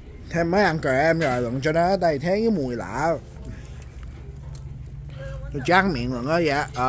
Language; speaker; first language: Vietnamese; early bilingual, heritage; Vietnamese